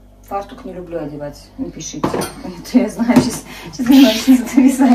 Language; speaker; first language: Russian; native; Russian